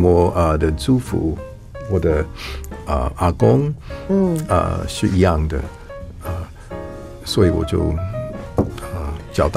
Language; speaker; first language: Chinese; non-native, fluent; English